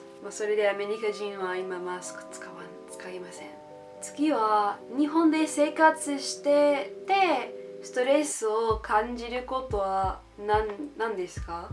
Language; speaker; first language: Japanese; non-native, learner; English